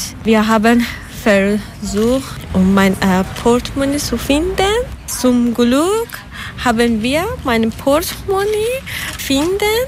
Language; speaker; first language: German; non-native, learner; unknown